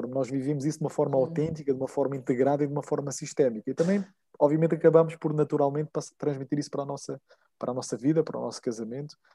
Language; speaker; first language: Portuguese; native; Portuguese